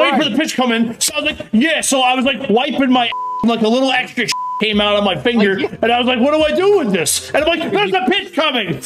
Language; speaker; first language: English; native; English